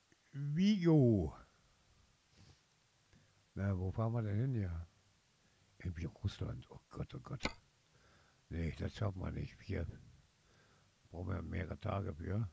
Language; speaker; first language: German; native; German